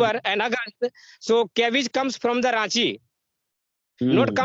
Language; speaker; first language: English; non-native, learner; Hindi